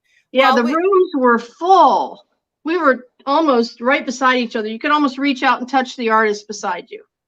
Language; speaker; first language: English; native; English